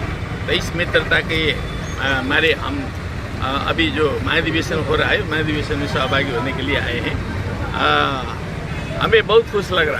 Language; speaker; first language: Hindi; non-native, learner; Nepali